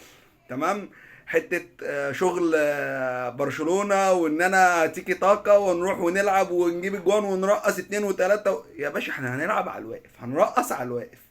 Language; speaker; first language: Arabic; native; Arabic